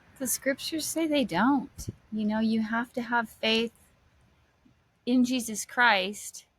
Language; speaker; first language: English; native; English